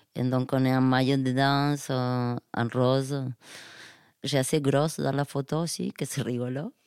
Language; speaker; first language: French; non-native, fluent; Spanish